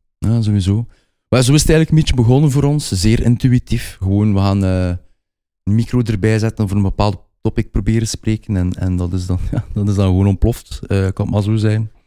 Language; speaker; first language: Dutch; native; Dutch